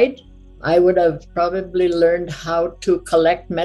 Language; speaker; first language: English; non-native, fluent; Cree